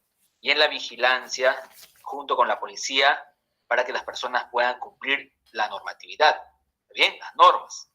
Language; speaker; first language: Spanish; native; Spanish